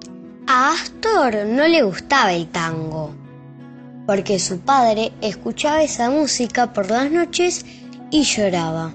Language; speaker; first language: Spanish; native; Spanish